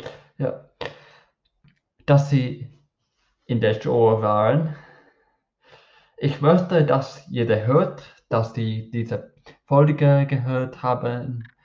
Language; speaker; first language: German; non-native, learner; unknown